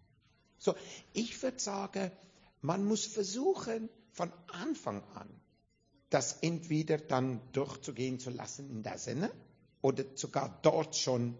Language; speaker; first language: German; non-native, fluent; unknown